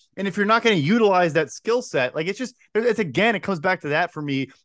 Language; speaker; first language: English; native; English